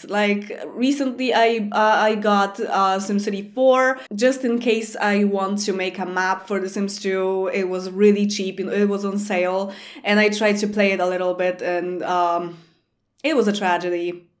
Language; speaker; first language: English; non-native, fluent; Polish